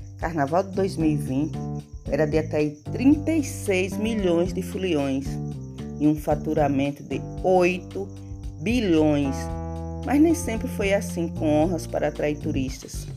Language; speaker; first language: Portuguese; native; Portuguese